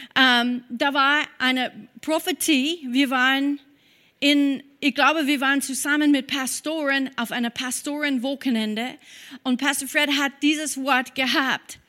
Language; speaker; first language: German; non-native, fluent; English